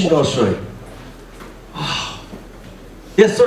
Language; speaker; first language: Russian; non-native, learner; English